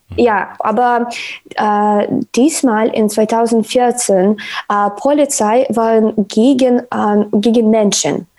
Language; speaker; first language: German; non-native, learner; Ukrainian